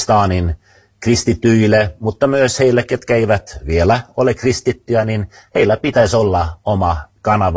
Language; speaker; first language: Finnish; early bilingual, other home language; Swedish